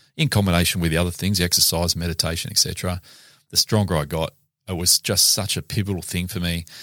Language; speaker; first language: English; native; English